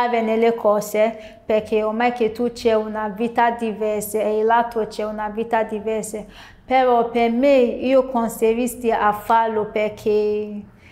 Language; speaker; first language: Italian; non-native, learner; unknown